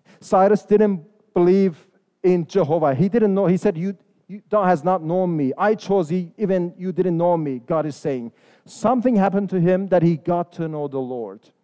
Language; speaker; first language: English; non-native, fluent; Persian